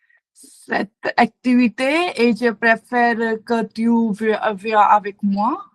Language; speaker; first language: French; non-native, learner; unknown